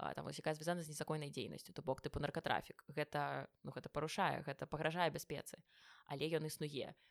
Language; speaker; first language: Belarusian; non-native, local second language; Russian